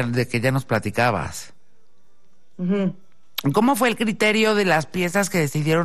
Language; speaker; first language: Spanish; native; Spanish